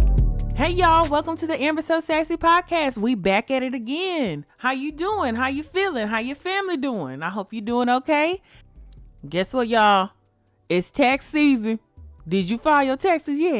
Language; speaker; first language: English; native; English